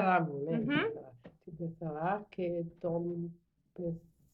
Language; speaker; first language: Greek; non-native, learner; German